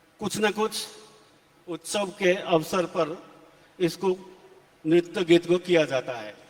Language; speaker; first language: Hindi; non-native, local second language; Assamese